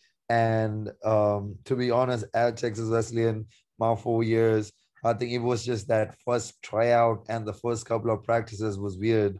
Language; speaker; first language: English; non-native, local second language; Sinhala